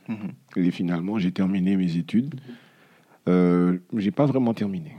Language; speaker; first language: French; native; French